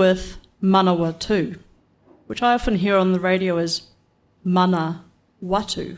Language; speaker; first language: English; native; English